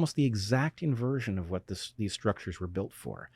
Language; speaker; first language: English; native; English